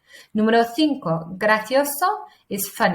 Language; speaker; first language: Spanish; non-native, fluent; English